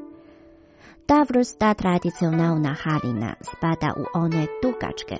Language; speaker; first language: Croatian; non-native, fluent; Chinese